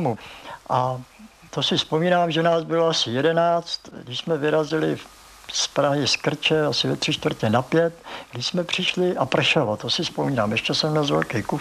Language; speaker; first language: Czech; native; Czech